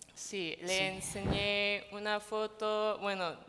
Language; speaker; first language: Spanish; non-native, fluent; English